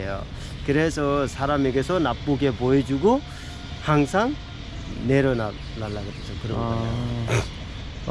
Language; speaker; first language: Korean; non-native, fluent; Hindi